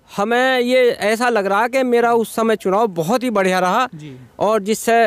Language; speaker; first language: Hindi; native; Hindi